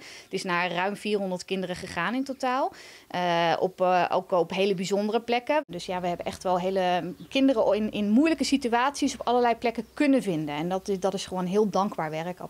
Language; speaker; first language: Dutch; native; Dutch